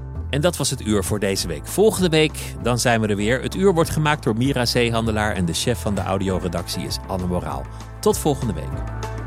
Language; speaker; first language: Dutch; native; Dutch